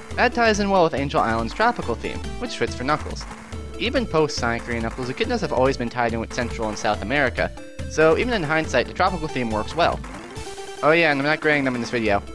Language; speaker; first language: English; native; English